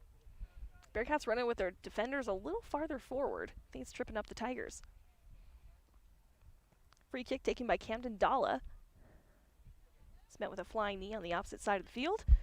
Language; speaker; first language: English; native; English